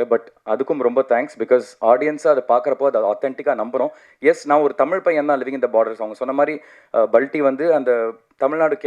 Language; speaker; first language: Tamil; native; Tamil